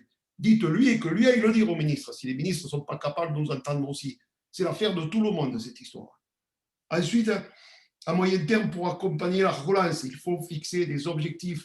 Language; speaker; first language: French; native; French